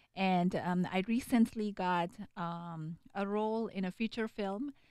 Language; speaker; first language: English; non-native, fluent; Persian